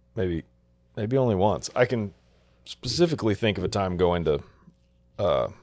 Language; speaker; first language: English; native; English